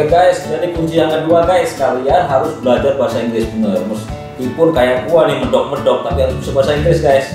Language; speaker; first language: Indonesian; non-native, local second language; Javanese